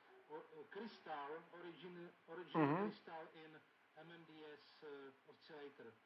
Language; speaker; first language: English; non-native, learner; Czech